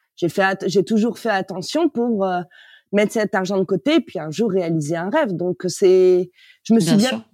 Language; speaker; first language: French; native; French